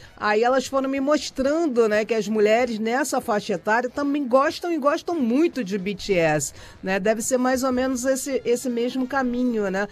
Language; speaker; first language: Portuguese; native; Portuguese